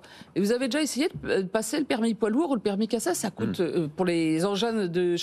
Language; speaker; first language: French; native; French